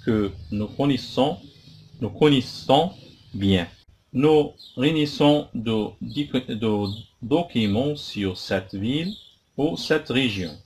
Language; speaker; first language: French; non-native, local second language; Arabic